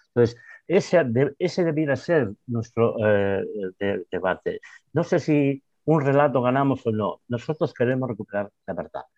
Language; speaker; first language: Spanish; non-native, local second language; Basque